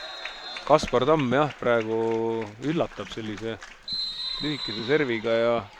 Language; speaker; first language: Estonian; native; Estonian